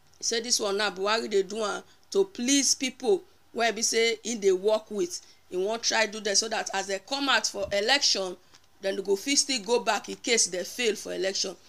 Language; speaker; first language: Nigerian Pidgin; native; Nigerian Pidgin